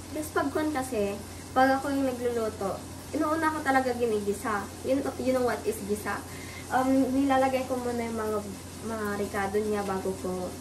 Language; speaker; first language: Filipino; non-native, local second language; Iloko